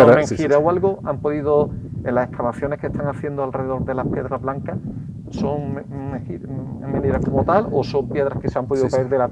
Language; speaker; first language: Spanish; native; Spanish